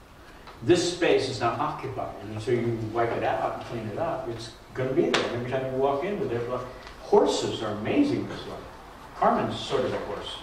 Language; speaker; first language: English; native; English